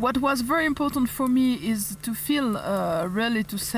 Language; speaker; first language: English; non-native, learner; French